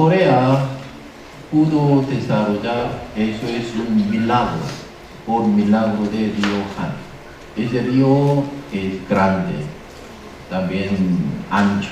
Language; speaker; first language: Spanish; non-native, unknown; Korean